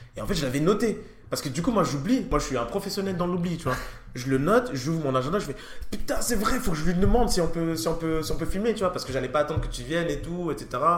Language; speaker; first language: French; early bilingual, other home language; Ewe